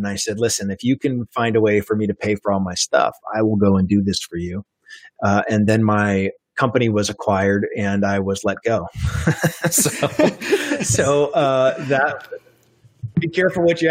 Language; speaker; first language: English; native; English